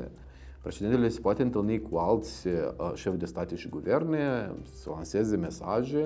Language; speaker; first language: Romanian; native; Romanian